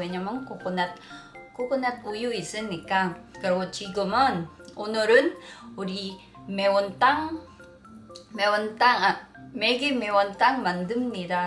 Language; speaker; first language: Korean; non-native, learner; Filipino